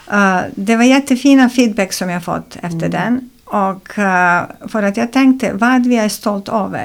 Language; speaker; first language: Swedish; non-native, fluent; Serbian